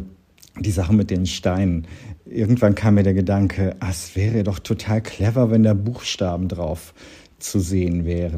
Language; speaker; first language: German; native; German